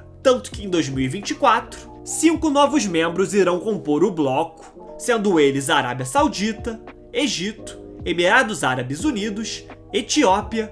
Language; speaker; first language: Portuguese; native; Portuguese